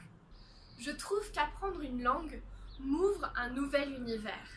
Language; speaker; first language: French; native; French